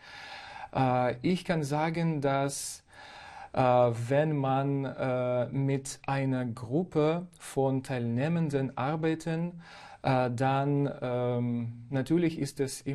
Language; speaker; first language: German; non-native, fluent; Ukrainian